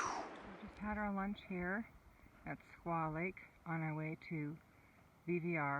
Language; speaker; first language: English; non-native, fluent; German